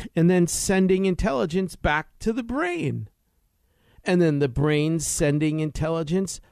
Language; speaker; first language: English; native; English